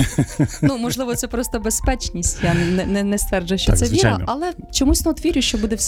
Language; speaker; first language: Ukrainian; native; Ukrainian